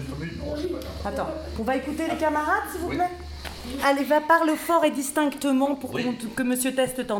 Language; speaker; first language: French; native; French